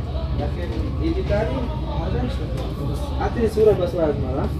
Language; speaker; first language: Arabic; non-native, learner; Bangla